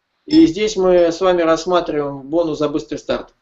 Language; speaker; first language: Russian; native; Russian